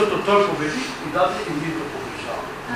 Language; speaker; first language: Bulgarian; non-native, local second language; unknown